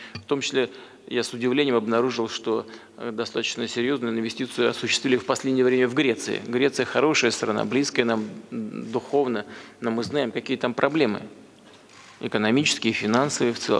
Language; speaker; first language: Russian; native; Russian